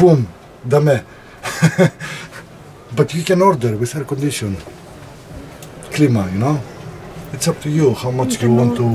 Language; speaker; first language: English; non-native, learner; Greek